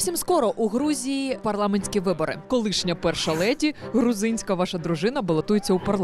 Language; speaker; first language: Ukrainian; native; Ukrainian